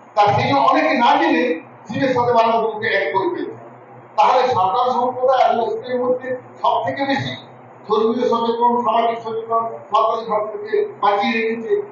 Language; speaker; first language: Bangla; non-native, local second language; Santali